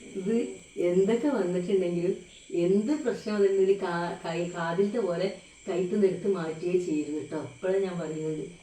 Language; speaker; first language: Malayalam; native; Malayalam